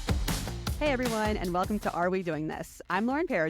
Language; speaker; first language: English; native; English